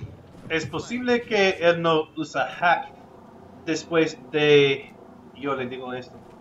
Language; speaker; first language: Spanish; non-native, learner; English